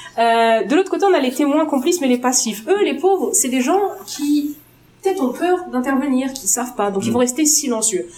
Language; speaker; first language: French; non-native, local second language; Arabic